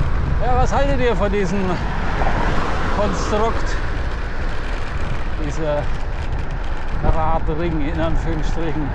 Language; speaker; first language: German; native; German